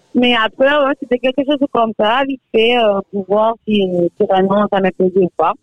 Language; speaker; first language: French; non-native, fluent; Spanish